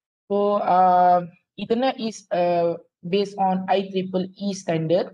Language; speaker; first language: English; non-native, local second language; Malay